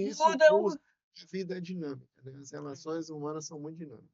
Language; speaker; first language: Portuguese; native; Portuguese